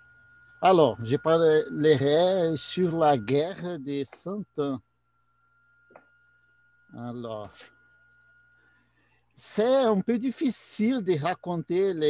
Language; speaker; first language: French; non-native, learner; Portuguese